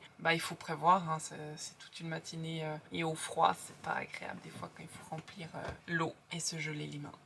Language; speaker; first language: French; native; French